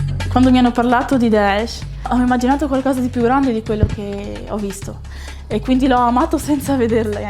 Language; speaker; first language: Italian; early bilingual, other home language; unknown